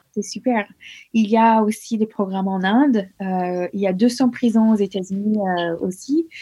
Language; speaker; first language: French; non-native, fluent; English